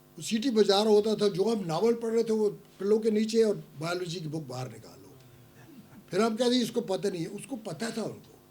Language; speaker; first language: Urdu; non-native, local second language; Pashto